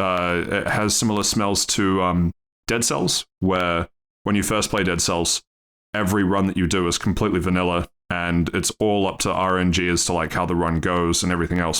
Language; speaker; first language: English; native; English